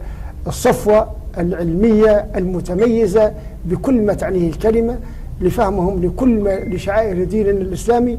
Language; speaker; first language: Arabic; native; Arabic